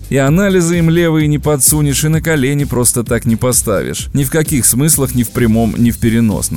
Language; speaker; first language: Russian; native; Russian